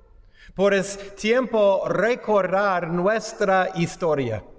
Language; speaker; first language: Spanish; non-native, fluent; English